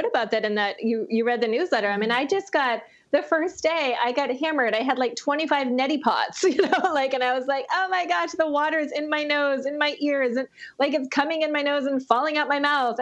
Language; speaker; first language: English; native; English